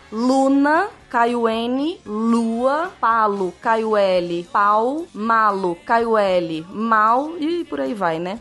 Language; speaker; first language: Portuguese; native; Portuguese